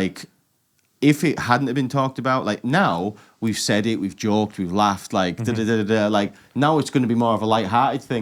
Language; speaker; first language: English; native; English